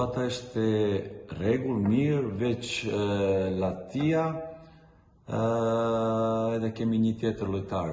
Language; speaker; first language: Albanian; non-native, learner; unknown